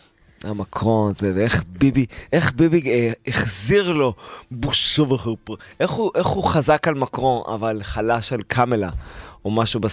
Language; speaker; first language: Hebrew; native; Hebrew